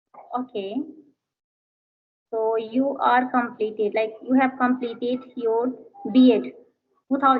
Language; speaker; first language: English; non-native, learner; Hindi